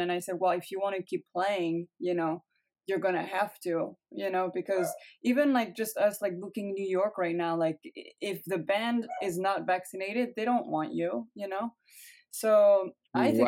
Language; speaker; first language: English; non-native, fluent; French